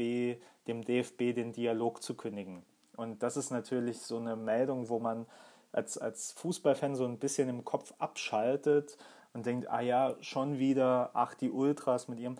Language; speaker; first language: German; native; German